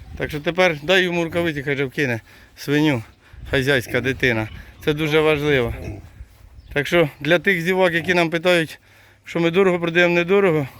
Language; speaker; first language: Ukrainian; native; Ukrainian